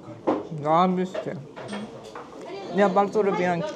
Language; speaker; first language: Polish; non-native, learner; Japanese